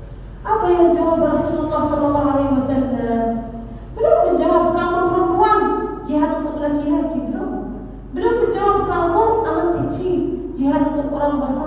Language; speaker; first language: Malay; non-native, learner; Arabic